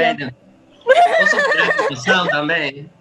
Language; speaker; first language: Portuguese; non-native, learner; Spanish